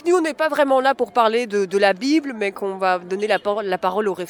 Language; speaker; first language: French; native; French